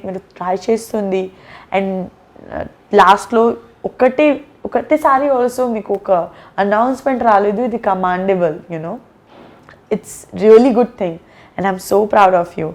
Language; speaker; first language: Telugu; non-native, learner; Gujarati